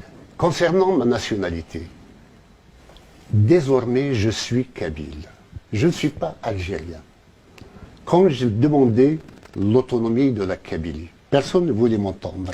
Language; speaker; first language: French; non-native, local second language; Kabyle